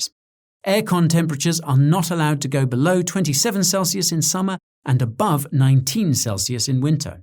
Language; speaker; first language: English; native; English